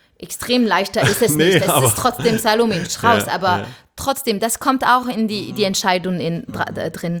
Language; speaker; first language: German; non-native, fluent; French